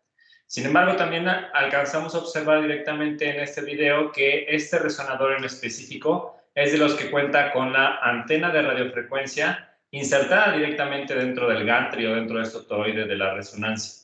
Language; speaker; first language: Spanish; native; Spanish